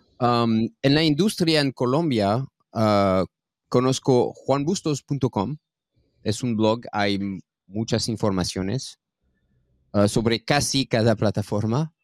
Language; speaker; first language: Spanish; non-native, fluent; French